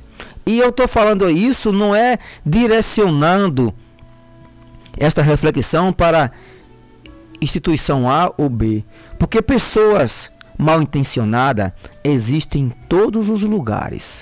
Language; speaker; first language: Portuguese; native; Portuguese